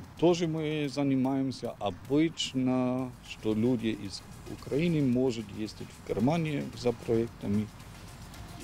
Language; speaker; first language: Russian; non-native, learner; German